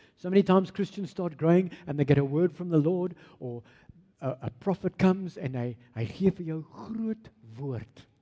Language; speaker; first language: English; non-native, local second language; Afrikaans